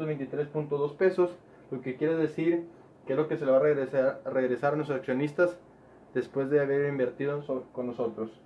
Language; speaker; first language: Spanish; native; Spanish